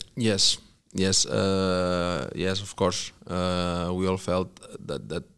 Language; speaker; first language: English; non-native, fluent; Spanish